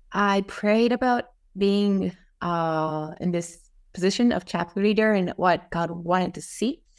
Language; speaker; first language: English; non-native, fluent; Japanese